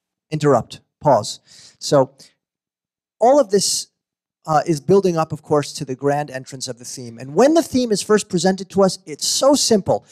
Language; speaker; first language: English; native; English